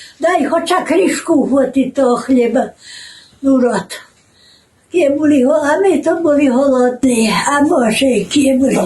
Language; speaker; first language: Ukrainian; native; Ukrainian